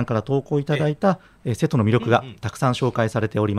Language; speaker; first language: Japanese; native; Japanese